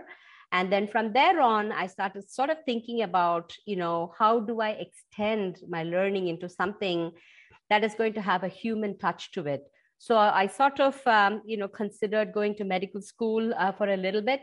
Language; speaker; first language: English; non-native, local second language; Tamil